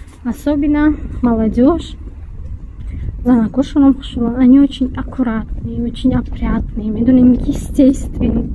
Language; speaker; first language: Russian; non-native, local second language; Tajik